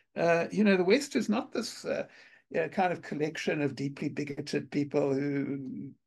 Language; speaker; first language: English; native; English